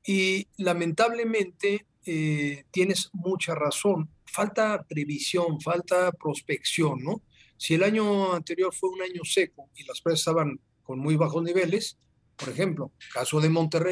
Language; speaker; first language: Spanish; native; Spanish